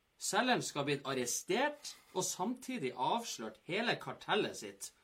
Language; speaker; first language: Norwegian; native; Norwegian